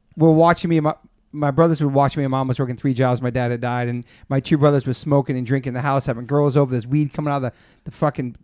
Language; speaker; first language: English; native; English